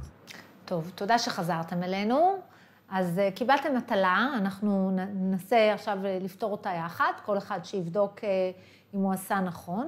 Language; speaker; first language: Hebrew; native; Hebrew